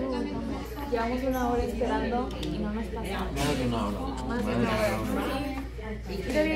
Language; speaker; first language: Spanish; native; Spanish